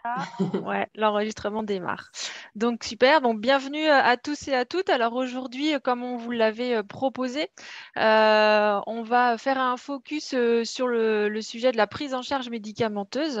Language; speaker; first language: French; native; French